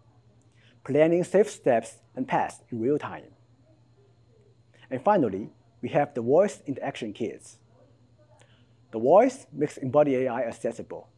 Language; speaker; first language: English; non-native, fluent; Chinese